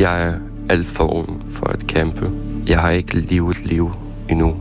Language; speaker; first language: Danish; non-native, fluent; Ukrainian